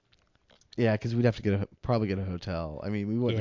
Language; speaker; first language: English; native; English